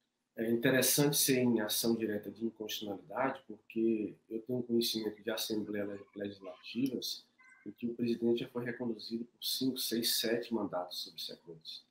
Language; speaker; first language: Portuguese; native; Portuguese